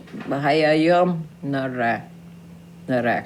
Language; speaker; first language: Hebrew; non-native, fluent; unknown